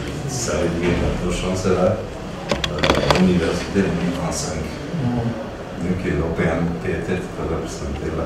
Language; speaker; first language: French; non-native, learner; Spanish